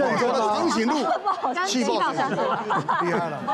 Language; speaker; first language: Chinese; native; Chinese